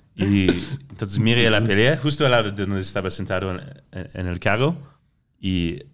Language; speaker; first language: Spanish; non-native, fluent; French